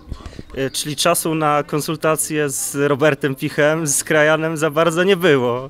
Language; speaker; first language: Polish; native; Polish